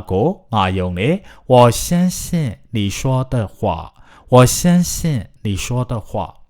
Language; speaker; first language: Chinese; non-native, fluent; Burmese